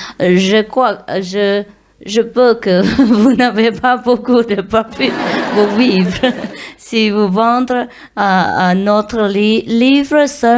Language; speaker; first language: French; non-native, learner; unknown